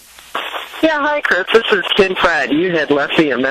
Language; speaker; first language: English; native; English